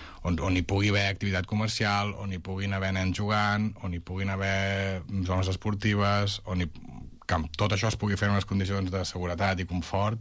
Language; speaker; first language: Catalan; native; Catalan